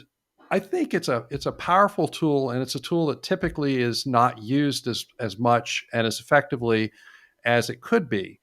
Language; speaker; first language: English; native; English